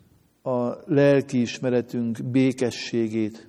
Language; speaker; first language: Hungarian; native; Hungarian